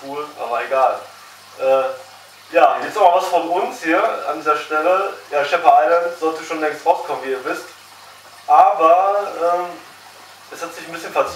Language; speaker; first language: German; native; German